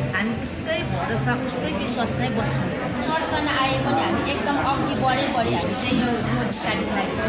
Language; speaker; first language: Nepali; native; Nepali